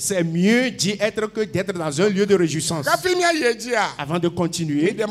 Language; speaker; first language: French; non-native, local second language; Ewe